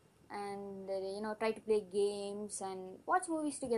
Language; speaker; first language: English; non-native, local second language; Tamil